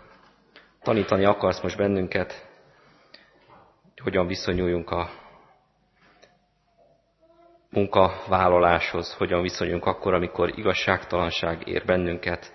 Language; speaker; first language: Hungarian; native; Hungarian